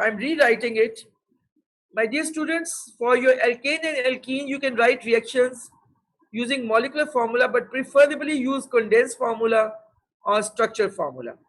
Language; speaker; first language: English; non-native, local second language; Urdu